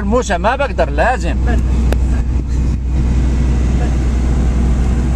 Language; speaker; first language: Arabic; native; Arabic